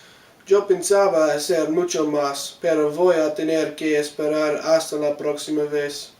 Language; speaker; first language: Spanish; non-native, learner; English